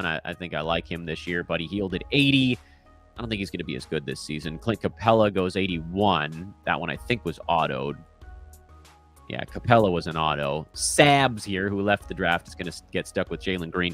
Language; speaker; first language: English; native; English